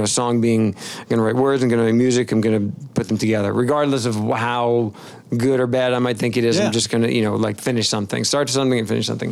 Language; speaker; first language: English; native; English